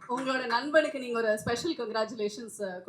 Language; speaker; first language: Tamil; native; Tamil